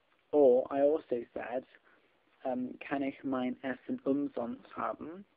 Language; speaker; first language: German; non-native, learner; English